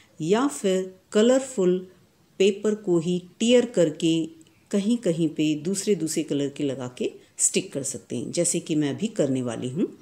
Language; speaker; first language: Hindi; native; Hindi